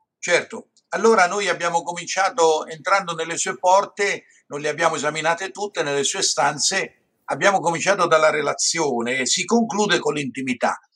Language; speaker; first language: Italian; native; Italian